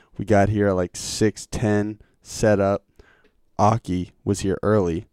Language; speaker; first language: English; native; English